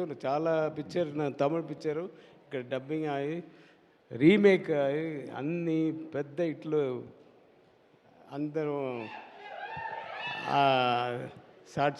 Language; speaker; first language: Telugu; non-native, learner; Tamil